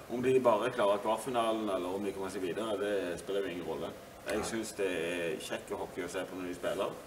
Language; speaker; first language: Norwegian; native; Norwegian